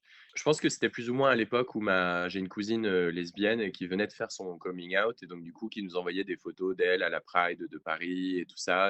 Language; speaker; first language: French; native; French